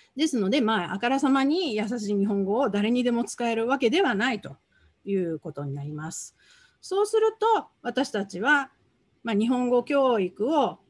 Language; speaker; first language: Japanese; native; Japanese